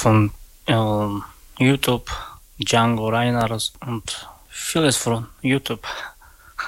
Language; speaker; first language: German; non-native, learner; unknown